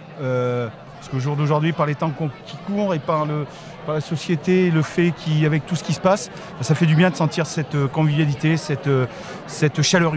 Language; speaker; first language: French; native; French